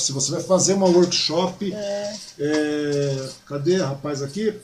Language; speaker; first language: Portuguese; native; Portuguese